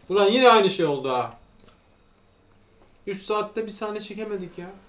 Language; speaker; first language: Turkish; native; Turkish